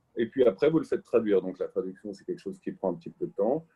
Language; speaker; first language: French; native; French